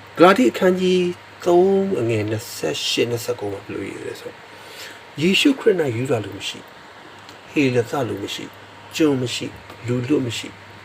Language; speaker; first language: Burmese; non-native, local second language; S'gaw Karen